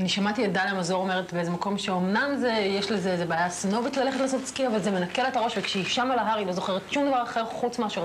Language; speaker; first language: Hebrew; native; Hebrew